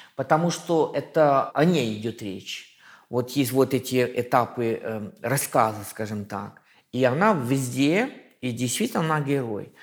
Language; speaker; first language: Russian; non-native, fluent; French